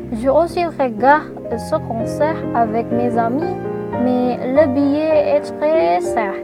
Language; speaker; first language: French; non-native, learner; Indonesian